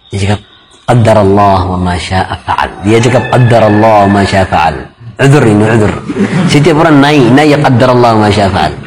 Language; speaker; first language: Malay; non-native, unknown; Arabic